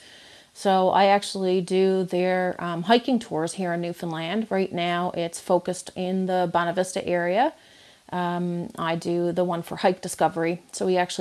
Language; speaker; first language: English; native; English